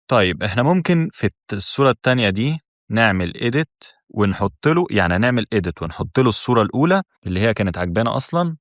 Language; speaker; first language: Arabic; native; Arabic